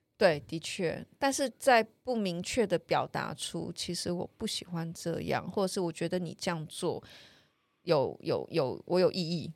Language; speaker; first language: Chinese; native; Chinese